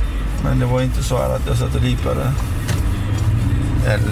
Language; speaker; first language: Swedish; non-native, fluent; Persian